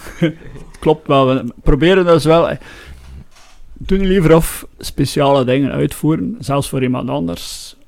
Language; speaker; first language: Dutch; native; Dutch